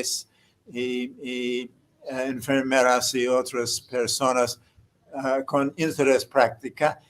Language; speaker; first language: Spanish; non-native, fluent; English